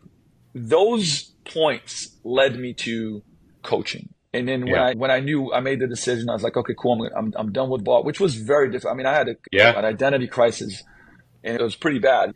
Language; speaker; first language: English; non-native, fluent; Slovenian